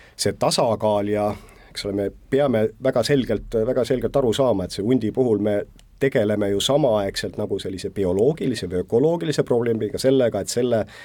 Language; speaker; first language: Estonian; native; Estonian